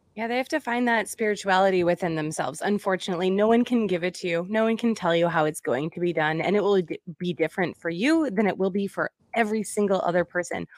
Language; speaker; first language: English; native; English